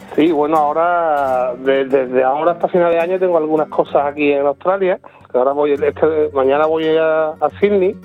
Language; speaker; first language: Spanish; native; Spanish